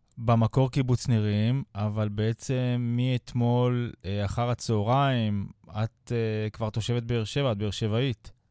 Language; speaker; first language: Hebrew; native; Hebrew